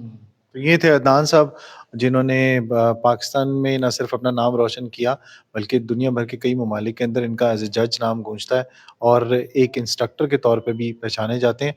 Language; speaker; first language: Urdu; native; Urdu